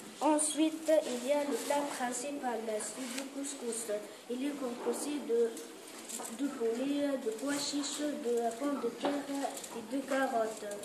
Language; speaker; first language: French; non-native, learner; Arabic